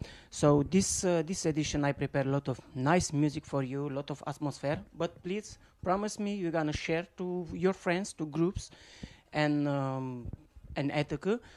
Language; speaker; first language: English; non-native, learner; Romanian